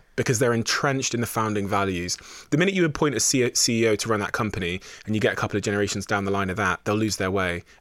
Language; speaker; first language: English; native; English